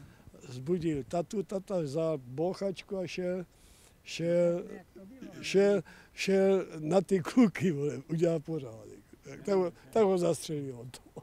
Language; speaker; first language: Czech; native; Czech